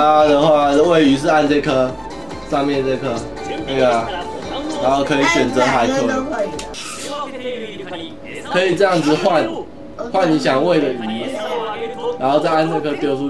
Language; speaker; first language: Chinese; native; Chinese